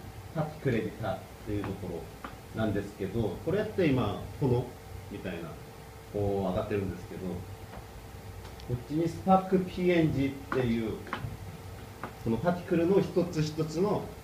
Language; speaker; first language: Japanese; non-native, fluent; Korean